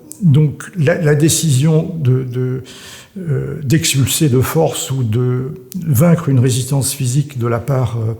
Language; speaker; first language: French; native; French